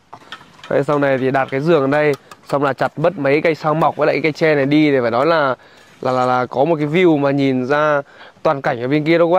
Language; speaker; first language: Vietnamese; native; Vietnamese